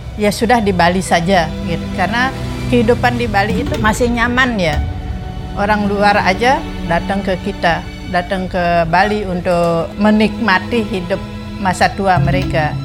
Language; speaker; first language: Indonesian; non-native, local second language; Balinese